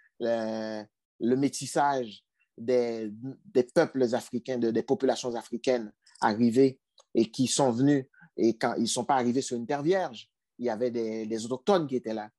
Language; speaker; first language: French; non-native, local second language; Haitian Creole